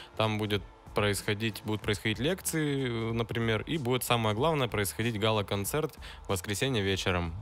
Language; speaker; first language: Russian; native; Russian